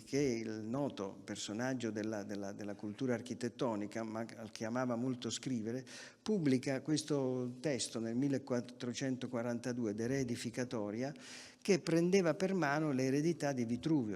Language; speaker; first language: Italian; native; Italian